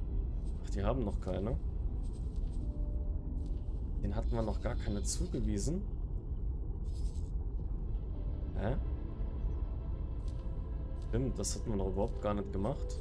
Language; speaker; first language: German; native; German